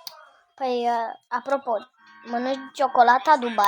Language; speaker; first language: Romanian; native; Romanian